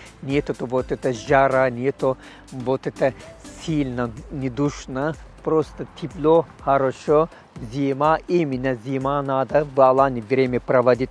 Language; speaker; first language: Russian; non-native, learner; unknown